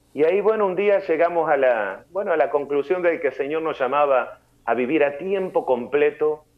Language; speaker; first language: Spanish; native; Spanish